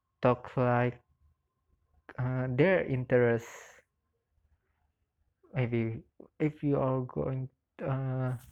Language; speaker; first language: English; non-native, learner; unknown